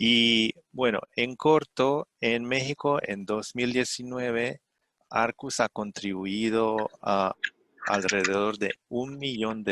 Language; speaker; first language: Spanish; non-native, fluent; Romanian